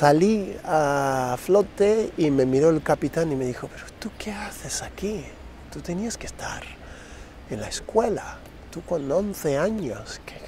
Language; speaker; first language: Spanish; non-native, fluent; Krio